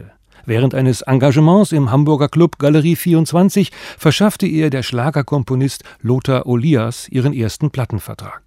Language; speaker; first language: German; native; German